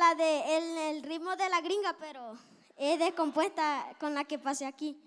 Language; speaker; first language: Spanish; native; Spanish